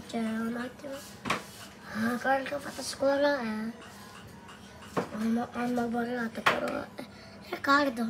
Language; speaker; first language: Italian; non-native, learner; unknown